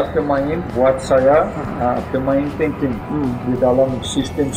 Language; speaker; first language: Indonesian; non-native, fluent; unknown